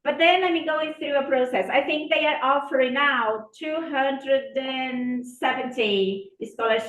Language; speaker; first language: English; non-native, fluent; Portuguese